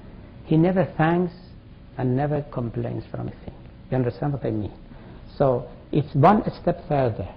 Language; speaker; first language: English; non-native, fluent; Persian